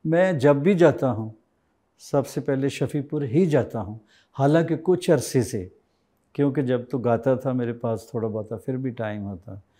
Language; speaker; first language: Hindi; native; Hindi